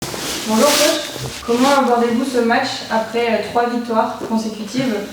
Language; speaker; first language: French; native; French